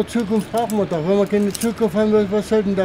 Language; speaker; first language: German; native; German